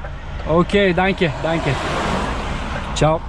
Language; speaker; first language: German; non-native, learner; Turkish